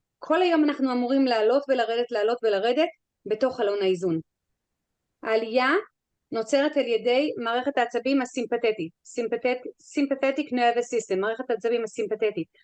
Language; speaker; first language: Hebrew; non-native, fluent; English